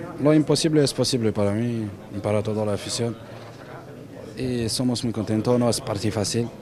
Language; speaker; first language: Spanish; non-native, learner; French